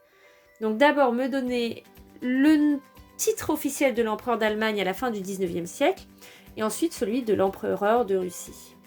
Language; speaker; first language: French; native; French